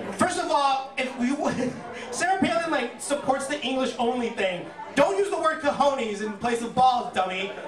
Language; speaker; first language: English; native; English